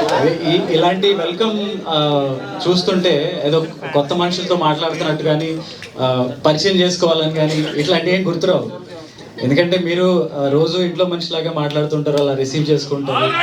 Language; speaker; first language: Telugu; native; Telugu